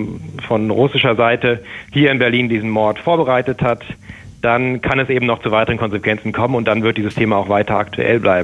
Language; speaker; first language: German; native; German